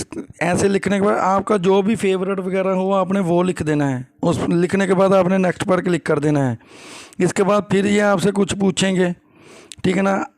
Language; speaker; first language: Urdu; native; Urdu